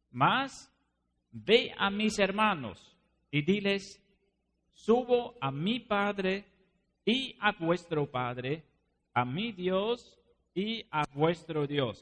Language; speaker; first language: Spanish; non-native, fluent; Dutch